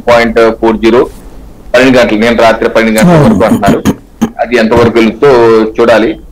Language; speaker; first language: Telugu; native; Telugu